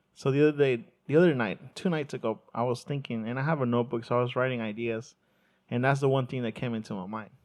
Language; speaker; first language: English; early bilingual, other home language; Spanish